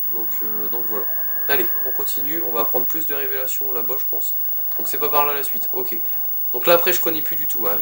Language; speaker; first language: French; native; French